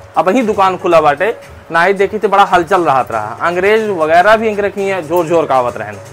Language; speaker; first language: Hindi; native; Hindi